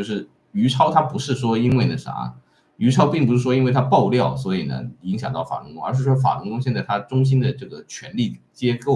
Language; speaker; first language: Chinese; native; Chinese